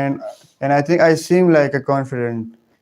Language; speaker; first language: English; non-native, learner; Pashto